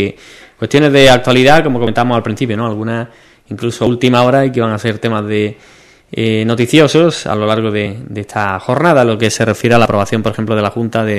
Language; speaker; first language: Spanish; native; Spanish